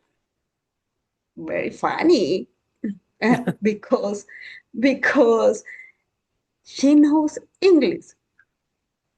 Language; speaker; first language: English; non-native, learner; Spanish